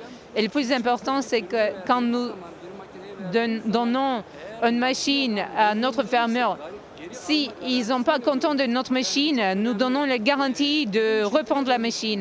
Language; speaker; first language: French; non-native, learner; Turkish